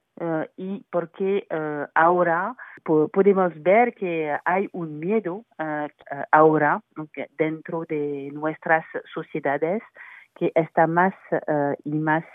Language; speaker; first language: Spanish; non-native, fluent; French